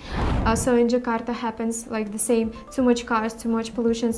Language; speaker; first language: English; non-native, learner; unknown